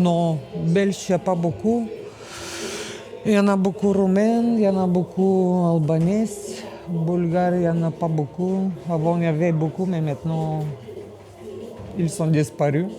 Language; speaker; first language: French; non-native, learner; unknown